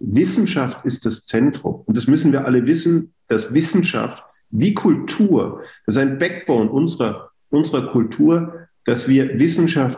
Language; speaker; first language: German; native; German